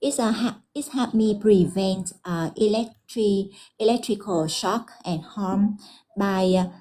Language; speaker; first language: English; non-native, learner; Vietnamese